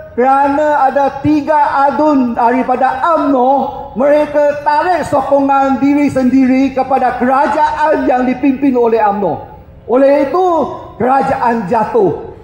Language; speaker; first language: Malay; non-native, local second language; Chinese